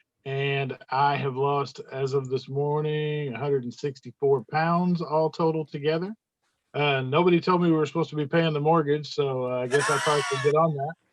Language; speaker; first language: English; native; English